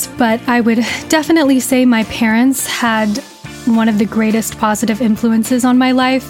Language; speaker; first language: English; native; English